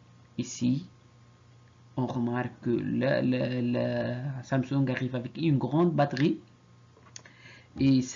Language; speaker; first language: French; non-native, fluent; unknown